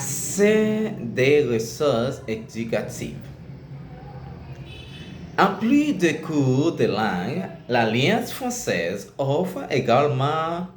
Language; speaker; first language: French; non-native, learner; Spanish